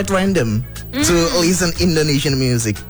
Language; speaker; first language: English; non-native, fluent; Indonesian